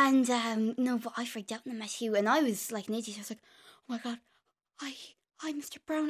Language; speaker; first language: English; native; English